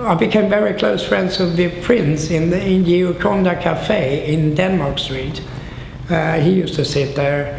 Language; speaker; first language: English; non-native, fluent; Swedish